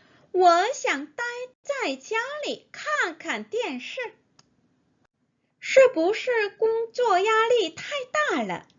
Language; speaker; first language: Chinese; non-native, fluent; Korean